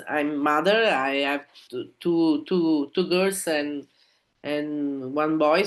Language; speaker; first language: English; non-native, learner; Italian